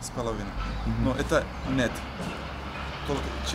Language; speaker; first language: Russian; non-native, learner; Turkish